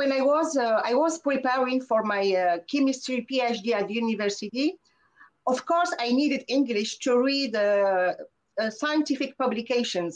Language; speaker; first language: English; non-native, fluent; French